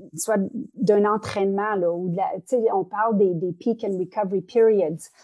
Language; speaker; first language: French; native; French